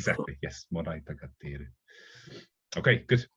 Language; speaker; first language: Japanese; non-native, fluent; English